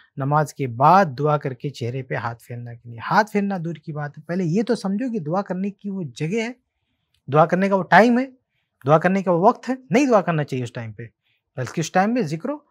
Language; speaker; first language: Hindi; native; Hindi